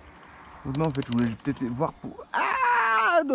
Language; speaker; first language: French; native; French